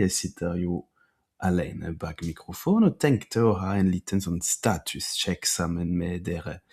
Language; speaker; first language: Norwegian; non-native, fluent; French